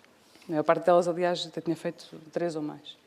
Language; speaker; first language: Portuguese; native; Portuguese